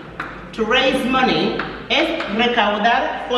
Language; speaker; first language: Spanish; non-native, fluent; English